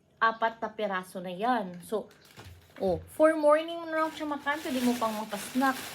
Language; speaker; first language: Filipino; non-native, local second language; Cebuano